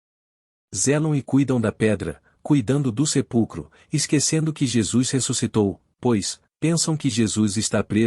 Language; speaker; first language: Portuguese; native; Portuguese